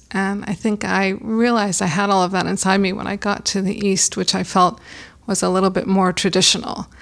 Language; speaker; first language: English; native; English